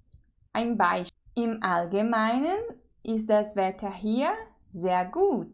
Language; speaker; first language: German; non-native, fluent; Portuguese